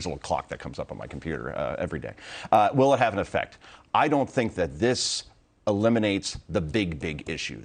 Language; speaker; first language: English; native; English